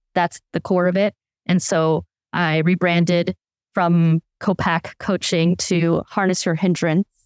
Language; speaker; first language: English; native; English